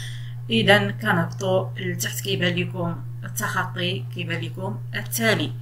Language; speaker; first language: Arabic; native; Arabic